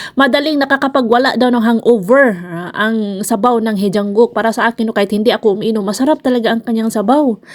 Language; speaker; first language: Filipino; non-native, local second language; Cebuano